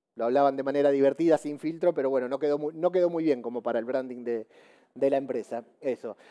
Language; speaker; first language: Spanish; native; Spanish